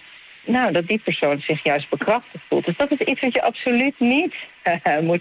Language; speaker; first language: Dutch; native; Dutch